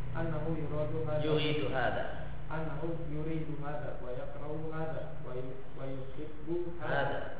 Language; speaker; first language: Arabic; non-native, fluent; Indonesian